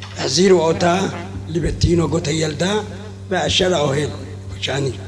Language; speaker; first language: Hebrew; non-native, fluent; Arabic